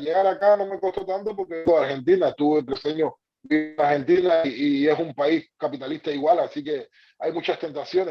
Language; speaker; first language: Spanish; native; Spanish